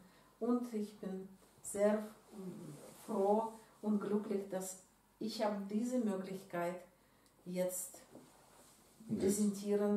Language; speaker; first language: German; non-native, learner; Russian